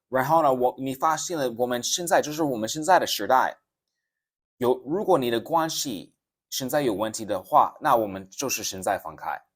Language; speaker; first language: Chinese; non-native, fluent; English